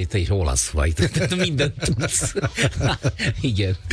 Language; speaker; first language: Hungarian; non-native, fluent; Italian